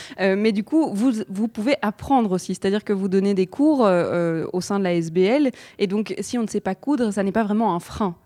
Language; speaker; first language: French; native; French